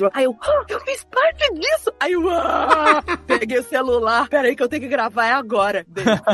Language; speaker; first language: Portuguese; native; Portuguese